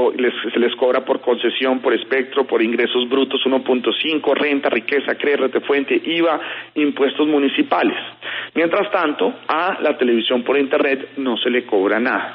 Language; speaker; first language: Spanish; native; Spanish